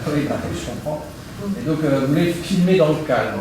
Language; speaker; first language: French; native; French